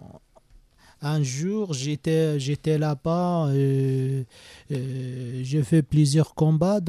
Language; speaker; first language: French; non-native, learner; Arabic